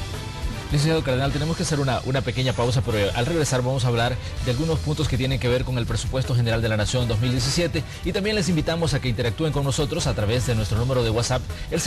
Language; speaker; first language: Spanish; native; Spanish